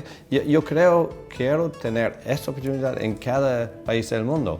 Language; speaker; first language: Spanish; non-native, fluent; English